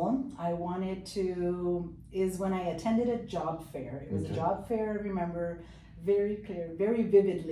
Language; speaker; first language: English; early bilingual, other home language; Spanish